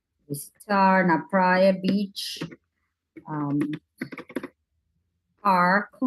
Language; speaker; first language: Portuguese; non-native, fluent; English